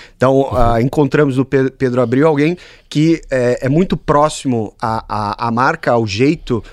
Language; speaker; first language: Portuguese; native; Portuguese